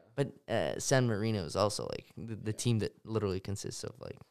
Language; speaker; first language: English; early bilingual, other home language; Russian